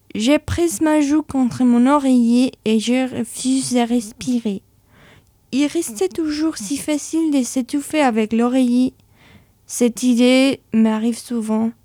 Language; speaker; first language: French; non-native, fluent; Spanish